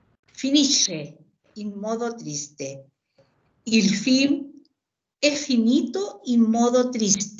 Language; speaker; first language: Italian; non-native, learner; Spanish